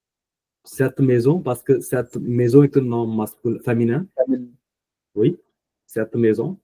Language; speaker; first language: French; non-native, fluent; Punjabi